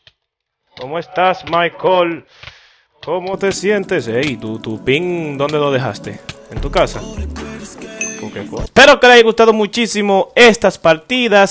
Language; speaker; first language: Spanish; native; Spanish